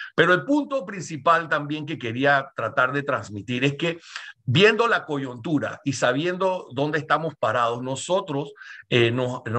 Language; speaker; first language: Spanish; native; Spanish